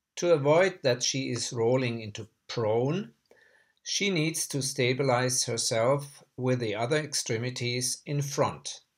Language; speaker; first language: English; non-native, fluent; German